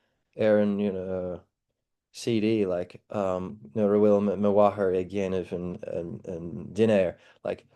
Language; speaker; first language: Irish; non-native, learner; English